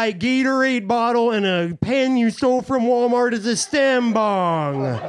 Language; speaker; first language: English; native; English